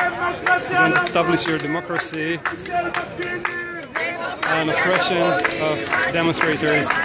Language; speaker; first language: English; non-native, fluent; Hebrew